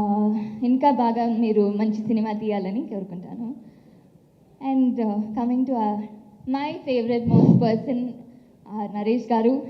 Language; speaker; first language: Telugu; non-native, local second language; Tamil